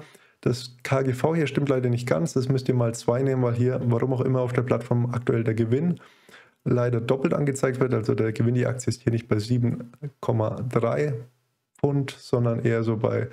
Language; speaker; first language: German; native; German